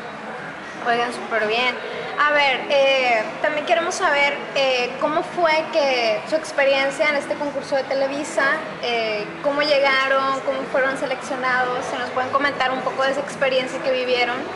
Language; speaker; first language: Spanish; native; Spanish